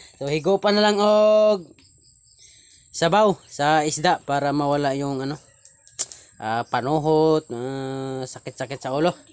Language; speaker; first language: Filipino; non-native, local second language; Maguindanaon